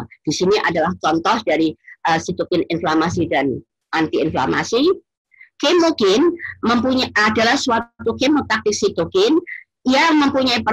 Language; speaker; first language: Indonesian; native; Indonesian